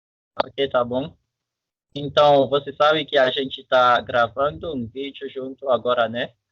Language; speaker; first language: Portuguese; non-native, fluent; French